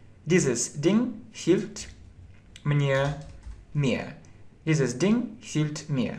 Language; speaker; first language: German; non-native, fluent; Russian